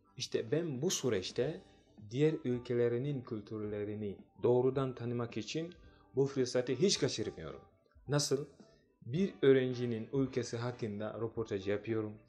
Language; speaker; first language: Turkish; non-native, fluent; Swahili